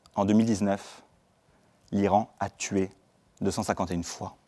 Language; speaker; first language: French; native; French